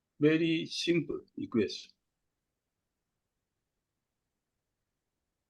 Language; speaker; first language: English; non-native, fluent; Japanese